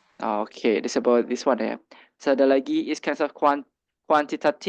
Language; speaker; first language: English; non-native, learner; Indonesian